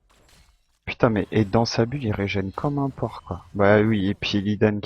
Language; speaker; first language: French; native; French